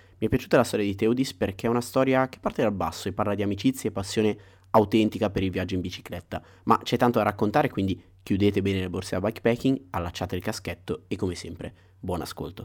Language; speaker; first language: Italian; native; Italian